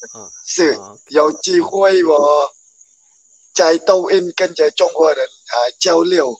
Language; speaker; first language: Chinese; non-native, learner; Khmer